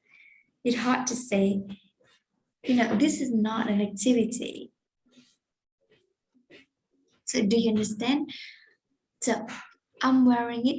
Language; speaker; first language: English; non-native, fluent; Vietnamese